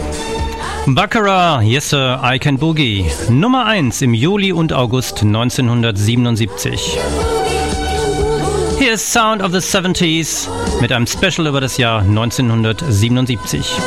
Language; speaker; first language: German; native; German